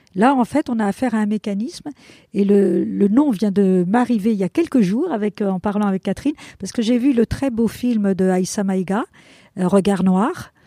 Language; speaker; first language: French; non-native, fluent; Spanish